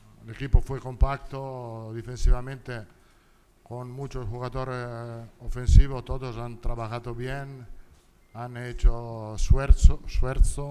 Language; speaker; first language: Spanish; non-native, learner; Italian